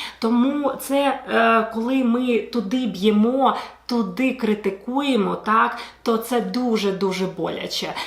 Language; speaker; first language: Ukrainian; non-native, local second language; Russian